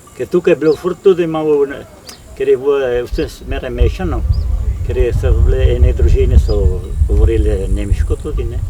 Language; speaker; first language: Slovenian; native; Slovenian